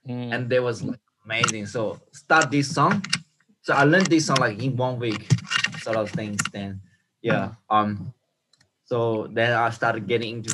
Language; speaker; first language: English; non-native, fluent; Chinese